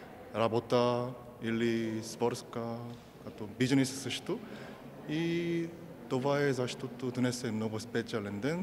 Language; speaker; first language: Bulgarian; non-native, learner; Korean